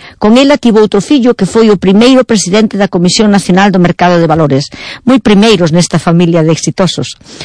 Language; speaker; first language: Galician; non-native, local second language; Spanish